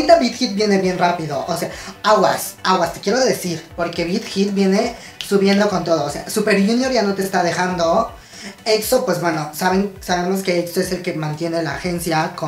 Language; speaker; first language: Spanish; native; Spanish